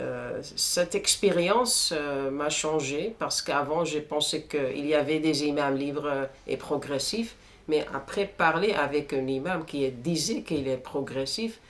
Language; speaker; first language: French; non-native, fluent; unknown